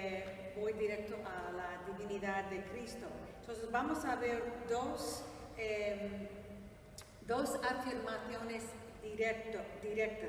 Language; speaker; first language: Spanish; non-native, fluent; English